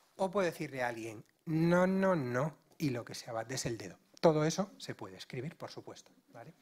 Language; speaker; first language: Spanish; non-native, local second language; Galician